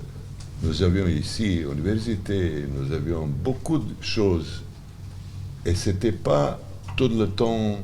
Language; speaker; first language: French; non-native, learner; Serbian